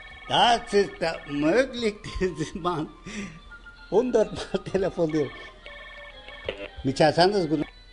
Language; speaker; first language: German; non-native, learner; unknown